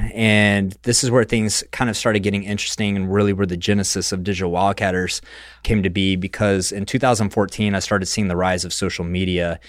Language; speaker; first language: English; native; English